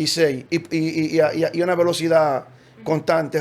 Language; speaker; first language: Spanish; native; Spanish